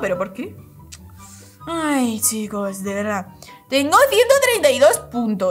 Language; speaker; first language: Spanish; non-native, fluent; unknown